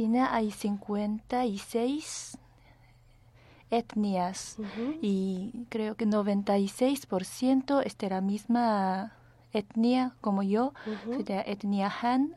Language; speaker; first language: Spanish; non-native, fluent; Chinese